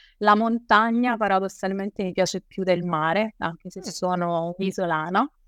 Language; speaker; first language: Italian; native; Italian